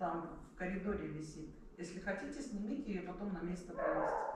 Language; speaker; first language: Russian; native; Russian